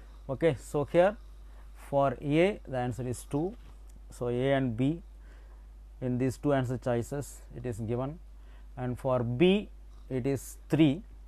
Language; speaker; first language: English; non-native, local second language; Tamil